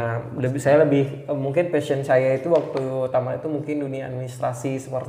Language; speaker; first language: Indonesian; native; Indonesian